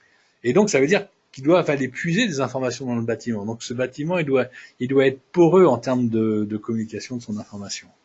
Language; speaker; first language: French; native; French